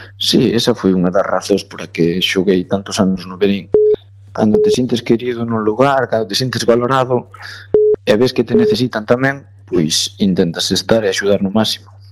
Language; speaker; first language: Galician; native; Galician